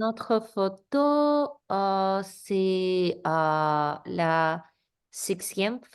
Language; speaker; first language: French; non-native, learner; English